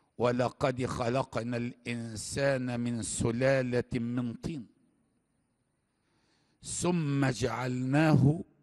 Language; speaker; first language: Arabic; native; Arabic